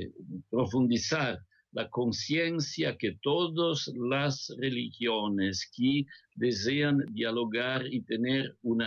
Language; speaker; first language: Spanish; non-native, fluent; Italian